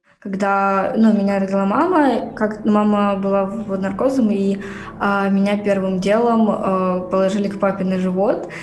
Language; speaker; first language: Russian; native; Russian